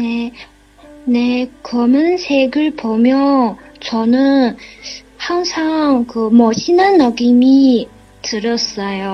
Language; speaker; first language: Korean; non-native, learner; Chinese